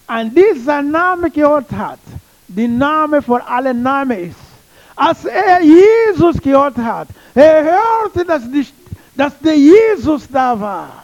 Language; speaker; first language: German; non-native, learner; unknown